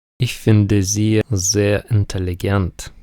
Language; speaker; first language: German; non-native, fluent; Ukrainian